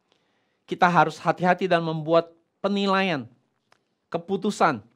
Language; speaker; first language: Indonesian; native; Indonesian